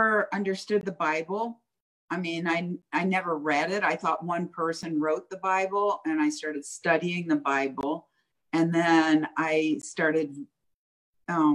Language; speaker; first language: English; native; English